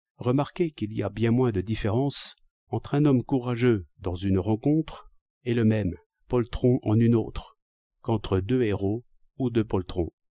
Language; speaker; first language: French; native; French